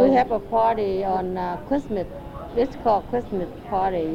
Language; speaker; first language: English; non-native, learner; Vietnamese